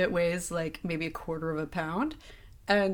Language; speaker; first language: English; native; English